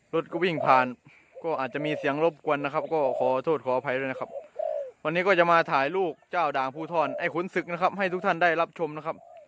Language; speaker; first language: Thai; non-native, local second language; Northeastern Thai